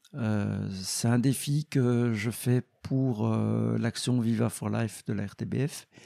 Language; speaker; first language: French; native; French